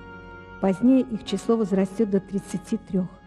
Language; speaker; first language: Russian; native; Russian